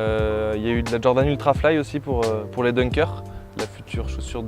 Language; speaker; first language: French; native; French